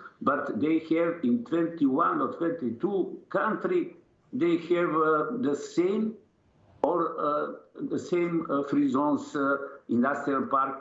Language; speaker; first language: English; non-native, learner; Serbian